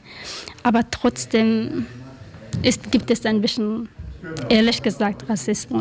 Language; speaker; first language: German; non-native, learner; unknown